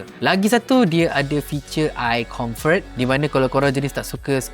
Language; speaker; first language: Malay; native; Malay